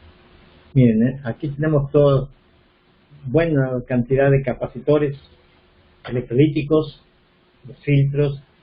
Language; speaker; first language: Spanish; native; Spanish